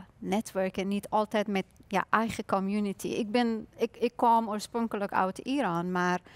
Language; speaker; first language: Dutch; non-native, learner; Persian